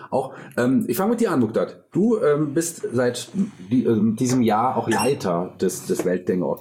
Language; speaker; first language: German; native; German